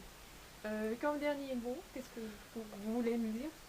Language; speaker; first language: French; non-native, local second language; Arabic